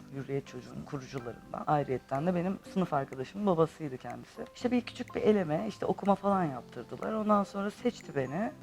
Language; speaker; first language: Turkish; native; Turkish